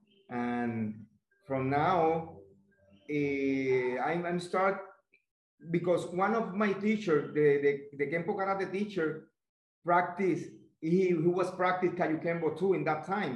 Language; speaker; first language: English; non-native, learner; Spanish